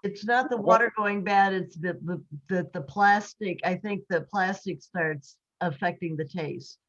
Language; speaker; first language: English; native; English